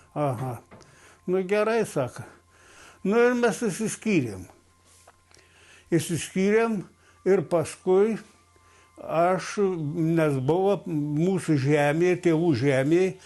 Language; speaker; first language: Lithuanian; native; Lithuanian